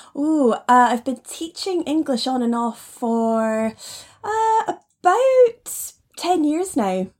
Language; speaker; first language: English; native; English